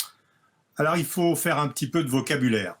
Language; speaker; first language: French; native; French